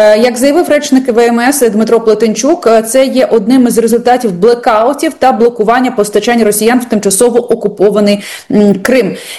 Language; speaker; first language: Ukrainian; native; Ukrainian